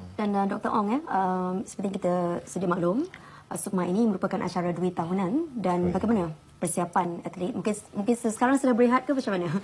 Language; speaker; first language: Malay; native; Malay